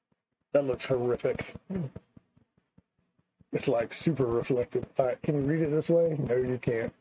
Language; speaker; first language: English; native; English